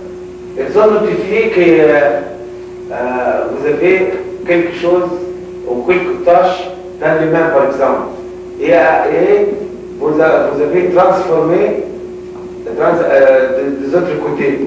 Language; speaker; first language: French; non-native, local second language; Arabic